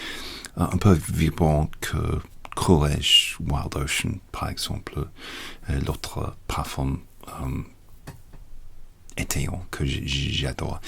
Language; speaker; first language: French; non-native, learner; English